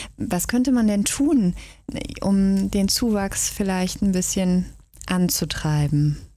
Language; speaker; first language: German; native; German